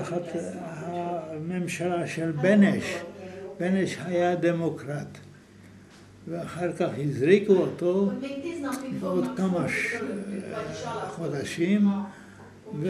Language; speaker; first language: Hebrew; non-native, fluent; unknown